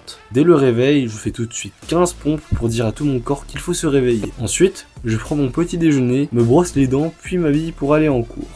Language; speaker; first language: French; early bilingual, other home language; Chinese